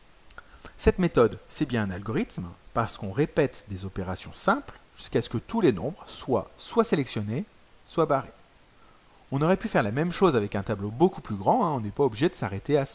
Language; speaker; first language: French; native; French